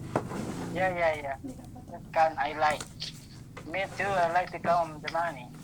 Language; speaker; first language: English; non-native, learner; Indonesian